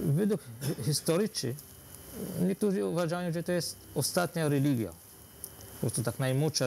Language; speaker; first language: Polish; non-native, fluent; Arabic